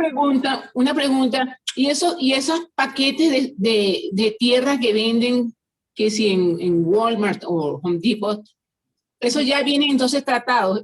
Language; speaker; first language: Spanish; native; Spanish